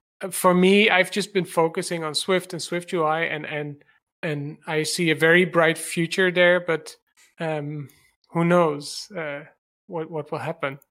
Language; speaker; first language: English; non-native, fluent; Dutch